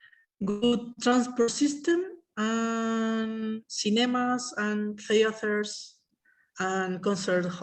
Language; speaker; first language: English; non-native, learner; Spanish